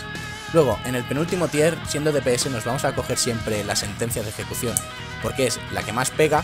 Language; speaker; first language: Spanish; native; Spanish